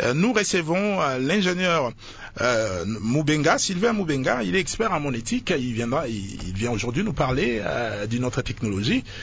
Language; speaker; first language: French; non-native, local second language; Lingala